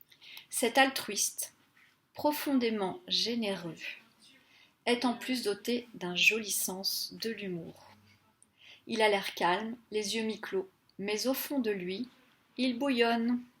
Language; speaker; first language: French; native; French